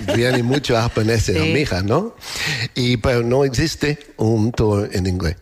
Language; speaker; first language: Spanish; non-native, learner; English